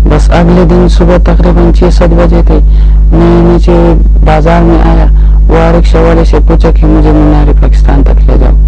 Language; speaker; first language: Urdu; non-native, local second language; Pashto